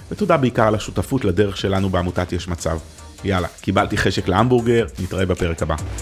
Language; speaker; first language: Hebrew; native; Hebrew